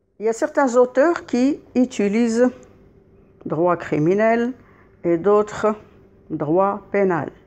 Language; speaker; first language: French; non-native, local second language; Arabic